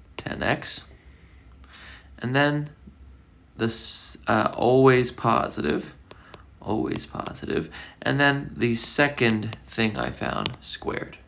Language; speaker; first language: English; native; English